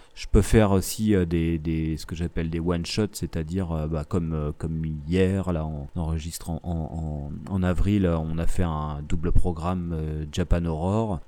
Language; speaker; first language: French; native; French